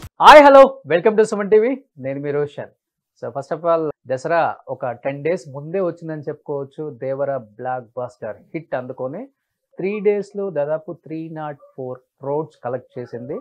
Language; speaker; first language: Telugu; native; Telugu